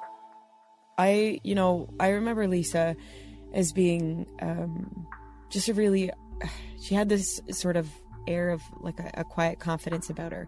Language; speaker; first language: English; native; English